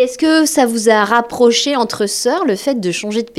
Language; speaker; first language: French; native; French